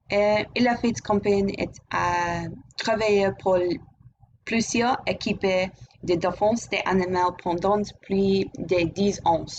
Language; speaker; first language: French; non-native, learner; English